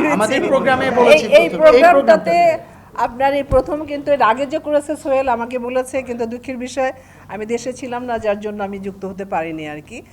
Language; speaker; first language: Bangla; native; Bangla